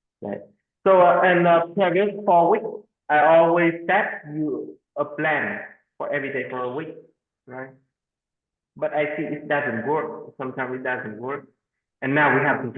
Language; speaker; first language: English; non-native, fluent; Vietnamese